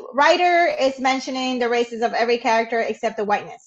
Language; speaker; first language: English; non-native, fluent; Spanish